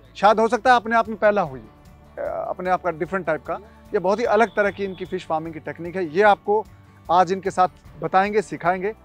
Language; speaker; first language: Hindi; native; Hindi